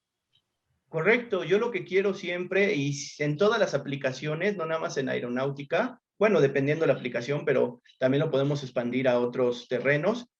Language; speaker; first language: Spanish; native; Spanish